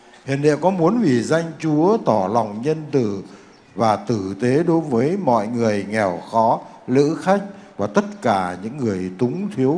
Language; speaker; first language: Vietnamese; native; Vietnamese